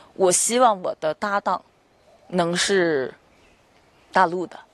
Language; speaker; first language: Chinese; native; Chinese